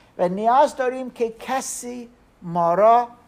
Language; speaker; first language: Persian; non-native, learner; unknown